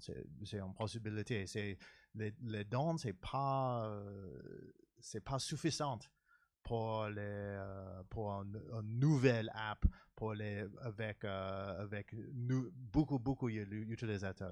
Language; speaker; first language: French; non-native, learner; English